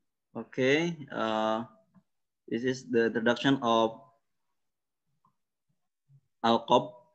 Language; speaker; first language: English; non-native, learner; Indonesian